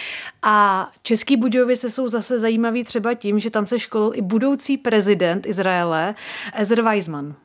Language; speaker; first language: Czech; native; Czech